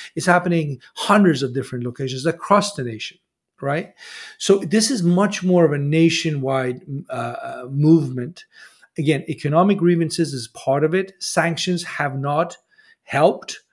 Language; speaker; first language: English; non-native, fluent; Persian